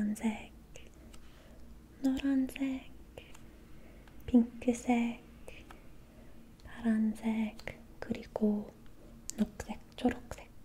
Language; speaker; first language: Korean; non-native, learner; English